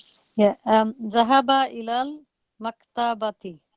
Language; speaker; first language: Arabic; non-native, learner; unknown